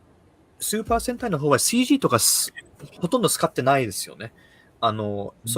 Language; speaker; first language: Japanese; early bilingual, heritage; Japanese